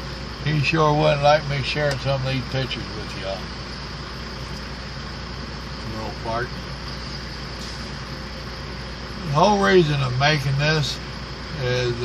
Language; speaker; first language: English; native; English